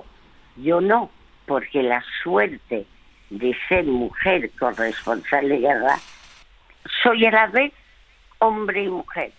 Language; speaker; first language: Spanish; early bilingual, other home language; French